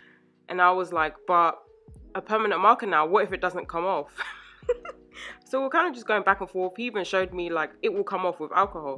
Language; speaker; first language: English; native; English